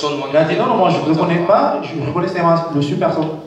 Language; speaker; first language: French; non-native, local second language; Lingala